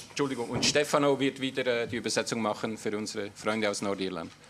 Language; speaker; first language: German; native; German